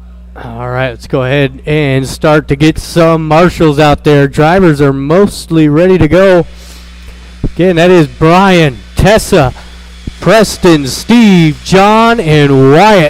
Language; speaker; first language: English; native; English